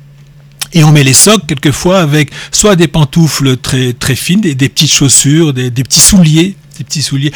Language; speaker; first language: French; native; French